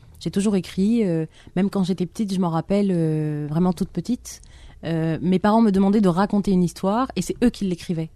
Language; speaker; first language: French; non-native, local second language; Arabic